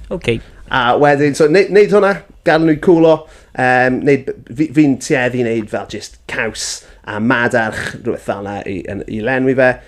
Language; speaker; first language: Welsh; native; Welsh